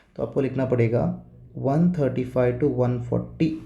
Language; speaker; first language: Hindi; non-native, local second language; Marathi